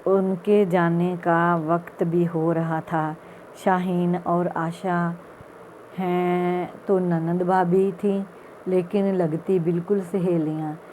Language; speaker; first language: Hindi; non-native, local second language; Punjabi